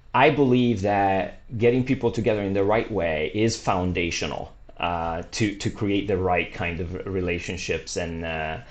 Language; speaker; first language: English; non-native, fluent; Italian